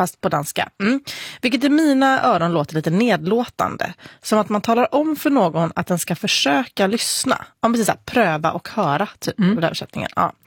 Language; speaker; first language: Swedish; native; Swedish